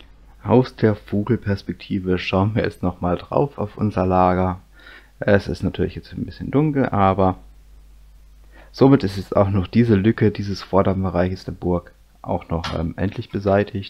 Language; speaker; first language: German; native; German